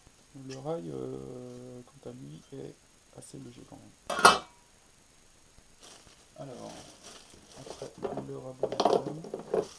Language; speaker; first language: French; native; French